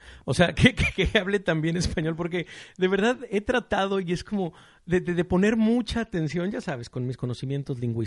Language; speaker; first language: Spanish; native; Spanish